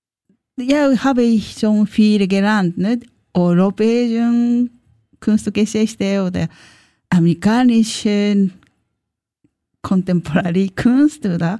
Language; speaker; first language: German; non-native, learner; Japanese